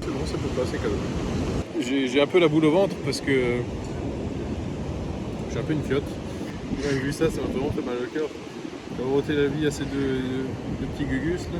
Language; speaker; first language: French; native; French